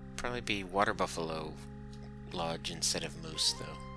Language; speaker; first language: English; native; English